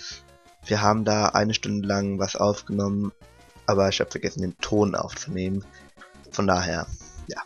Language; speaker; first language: German; native; German